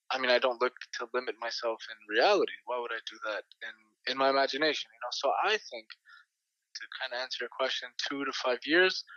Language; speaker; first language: English; native; English